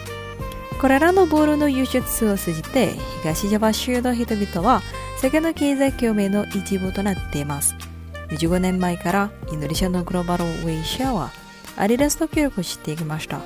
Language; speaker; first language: Japanese; non-native, fluent; Indonesian